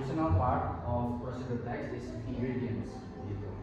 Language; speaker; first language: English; non-native, learner; Indonesian